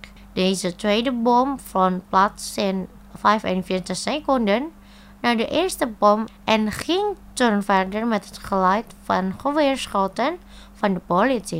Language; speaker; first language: Dutch; non-native, fluent; Indonesian